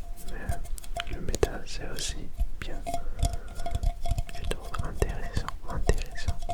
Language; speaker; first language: French; non-native, learner; Dutch